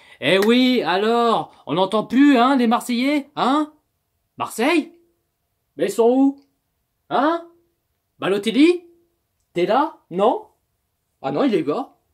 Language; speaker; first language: French; native; French